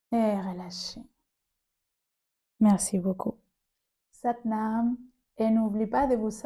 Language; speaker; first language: French; native; French